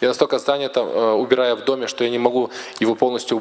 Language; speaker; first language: Russian; native; Russian